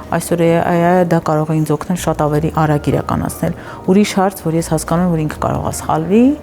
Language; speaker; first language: Armenian; native; Armenian